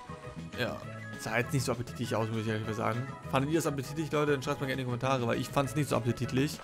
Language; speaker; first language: German; native; German